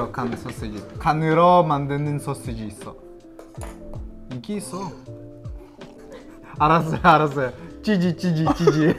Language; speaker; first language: Korean; non-native, learner; Russian